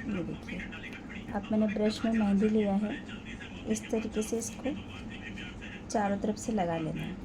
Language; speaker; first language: Hindi; non-native, local second language; Marathi